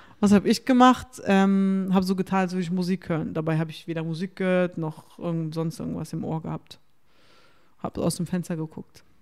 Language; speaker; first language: German; early bilingual, other home language; Turkish